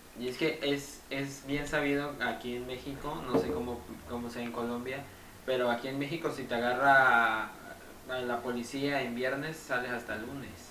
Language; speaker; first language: Spanish; native; Spanish